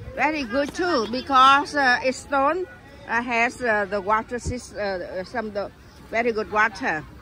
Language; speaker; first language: English; non-native, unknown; Vietnamese